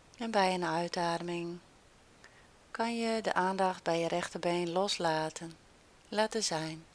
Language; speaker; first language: Dutch; native; Dutch